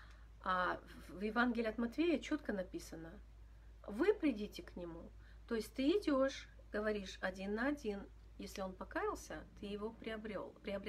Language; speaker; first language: Russian; native; Russian